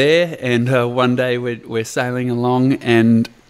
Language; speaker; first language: English; native; English